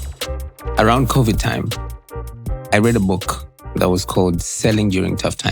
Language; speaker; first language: English; non-native, local second language; Swahili